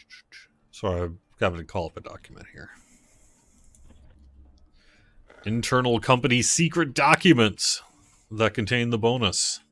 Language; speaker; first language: English; native; English